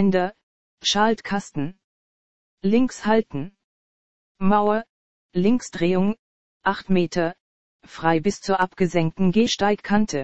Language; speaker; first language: German; native; German